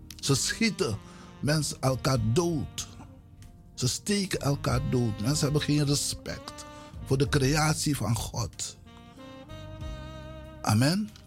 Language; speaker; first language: Dutch; non-native, local second language; Sranan Tongo